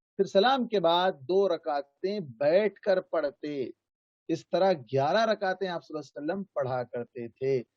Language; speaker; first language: Urdu; native; Urdu